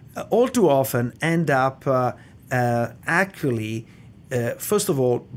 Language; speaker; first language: English; non-native, fluent; Italian